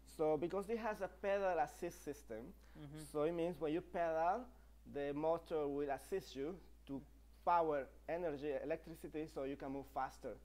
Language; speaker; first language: English; non-native, fluent; Spanish